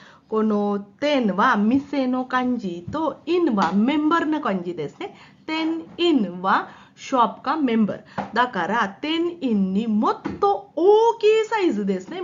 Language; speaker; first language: Japanese; non-native, fluent; Hindi